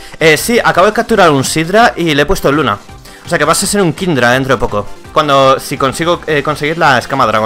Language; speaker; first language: Spanish; native; Spanish